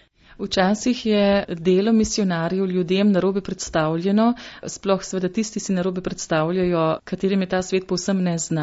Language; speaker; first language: Slovenian; native; Slovenian